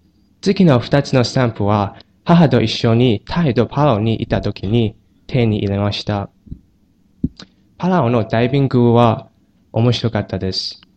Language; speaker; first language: Japanese; non-native, learner; Chinese